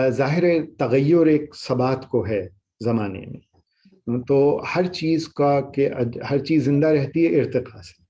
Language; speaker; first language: Urdu; native; Urdu